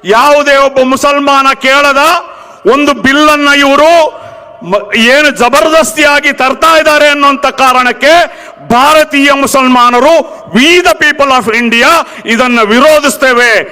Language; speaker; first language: Kannada; non-native, local second language; Urdu